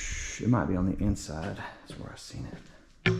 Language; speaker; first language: English; native; English